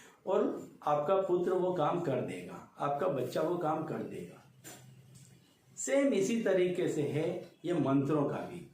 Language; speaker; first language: Hindi; native; Hindi